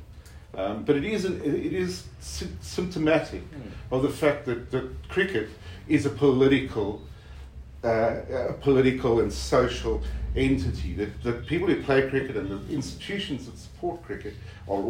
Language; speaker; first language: English; native; English